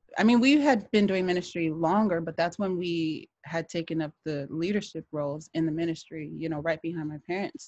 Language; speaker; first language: English; native; English